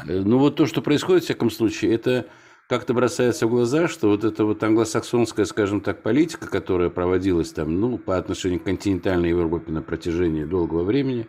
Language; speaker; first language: Russian; native; Russian